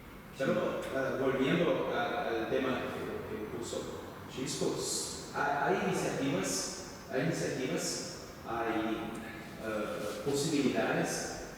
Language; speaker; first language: Spanish; non-native, fluent; Portuguese